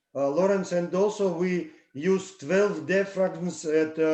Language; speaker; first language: English; non-native, learner; Russian